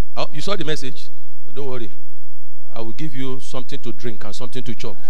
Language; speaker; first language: English; non-native, local second language; Yoruba